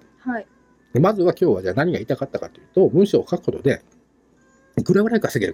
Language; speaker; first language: Japanese; native; Japanese